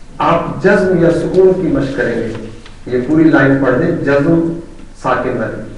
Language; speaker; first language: Urdu; non-native, local second language; Punjabi